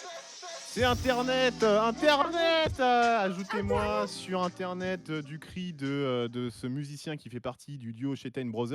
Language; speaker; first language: French; native; French